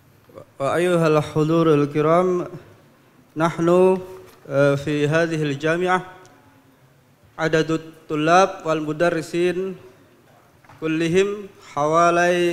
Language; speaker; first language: Arabic; non-native, fluent; Indonesian